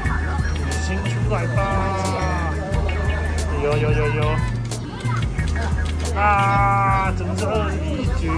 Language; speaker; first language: Chinese; native; Chinese